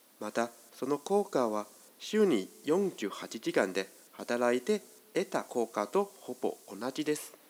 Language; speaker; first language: Japanese; non-native, fluent; Chinese